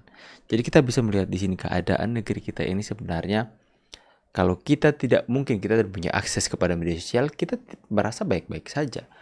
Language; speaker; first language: Indonesian; native; Indonesian